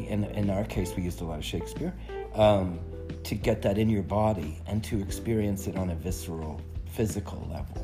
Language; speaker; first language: English; native; English